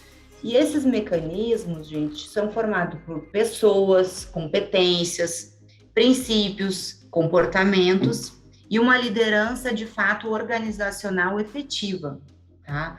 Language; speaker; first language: Portuguese; native; Portuguese